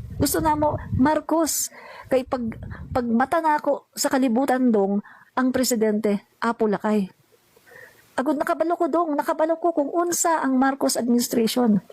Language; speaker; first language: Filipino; non-native, local second language; Cebuano